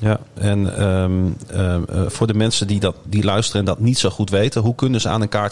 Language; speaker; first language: Dutch; native; Dutch